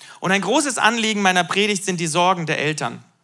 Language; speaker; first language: German; native; German